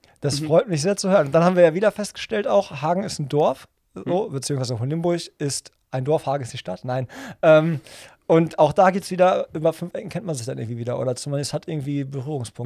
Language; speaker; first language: German; native; German